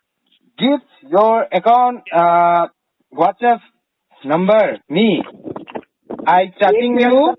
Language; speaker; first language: English; non-native, learner; Manipuri